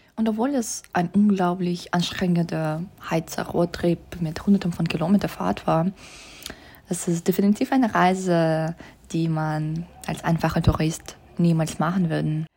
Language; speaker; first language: German; non-native, fluent; Russian